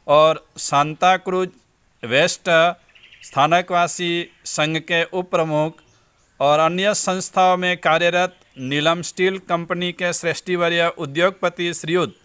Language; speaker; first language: Hindi; non-native, local second language; Gujarati